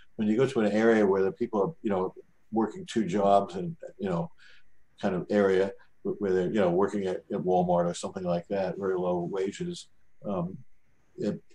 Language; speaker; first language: English; native; English